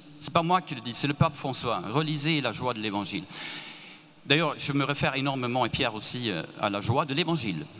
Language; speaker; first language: French; non-native, fluent; Swedish